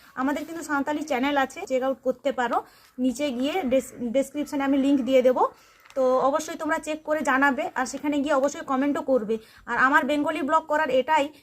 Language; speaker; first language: Bangla; non-native, local second language; Santali